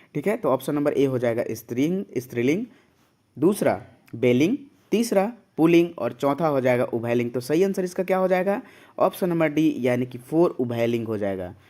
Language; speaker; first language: Hindi; native; Hindi